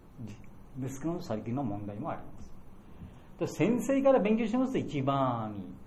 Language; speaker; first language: Japanese; non-native, learner; Bangla